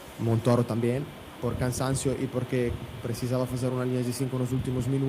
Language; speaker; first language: Portuguese; non-native, fluent; Italian